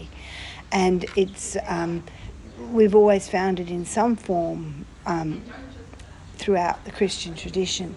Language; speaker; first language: English; native; English